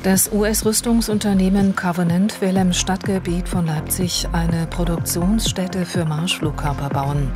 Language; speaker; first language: German; native; German